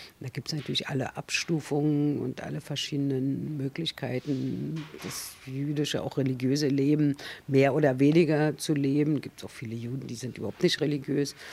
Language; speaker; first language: German; native; German